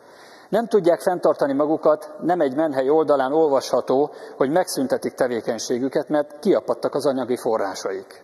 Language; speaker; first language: Hungarian; native; Hungarian